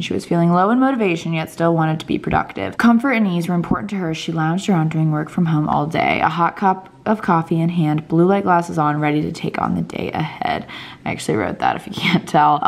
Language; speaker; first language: English; native; English